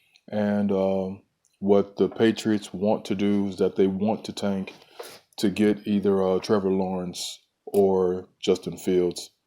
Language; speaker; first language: English; native; English